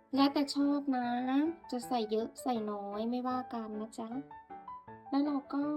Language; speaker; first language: Thai; non-native, local second language; Northeastern Thai